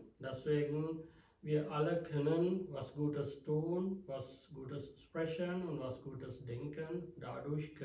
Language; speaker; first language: German; non-native, fluent; Sinhala